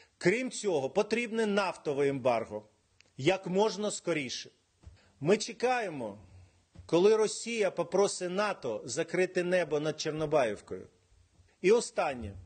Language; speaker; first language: Ukrainian; non-native, local second language; Russian